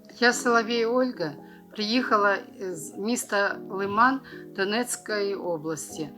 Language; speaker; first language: Ukrainian; non-native, local second language; Russian